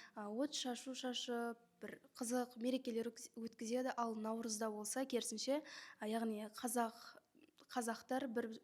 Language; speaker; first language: Kazakh; native; Kazakh